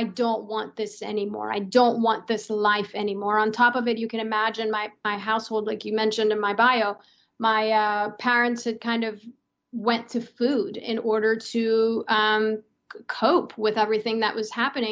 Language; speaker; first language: English; non-native, fluent; Persian